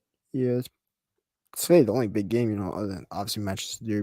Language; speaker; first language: English; native; English